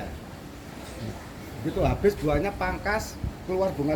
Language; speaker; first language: Indonesian; non-native, local second language; Javanese